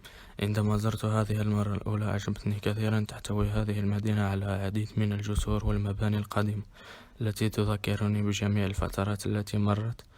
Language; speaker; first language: Arabic; native; Arabic